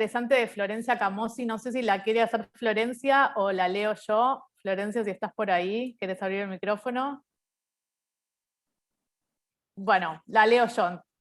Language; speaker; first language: Spanish; native; Spanish